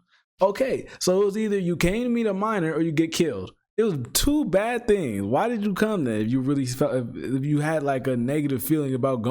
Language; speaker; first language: English; native; English